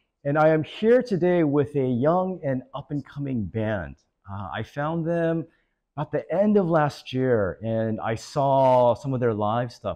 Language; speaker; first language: English; native; English